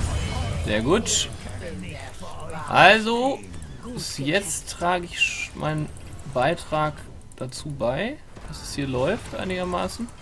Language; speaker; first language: German; native; German